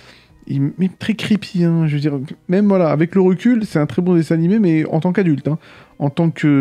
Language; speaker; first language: French; native; French